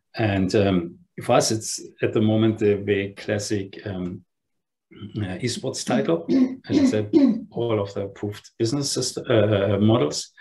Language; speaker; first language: English; non-native, fluent; German